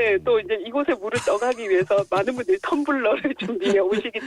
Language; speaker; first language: Korean; native; Korean